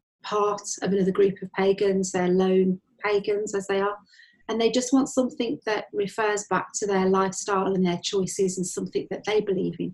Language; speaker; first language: English; native; English